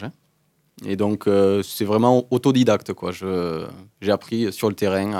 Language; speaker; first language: French; native; French